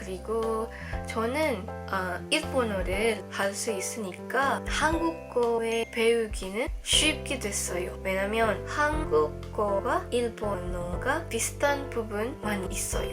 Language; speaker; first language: Korean; non-native, learner; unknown